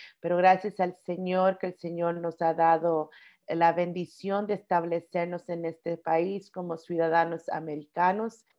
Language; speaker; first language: Spanish; early bilingual, heritage; Spanish